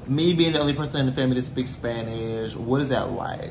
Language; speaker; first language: English; native; English